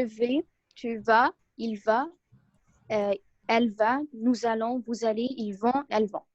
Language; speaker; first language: French; non-native, learner; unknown